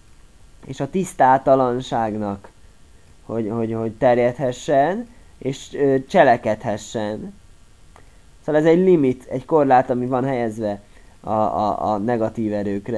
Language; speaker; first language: Hungarian; native; Hungarian